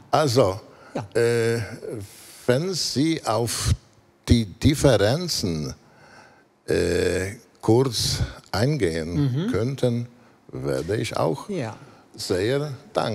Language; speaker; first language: German; non-native, fluent; Polish